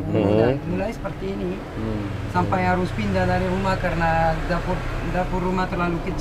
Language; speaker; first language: Indonesian; non-native, fluent; French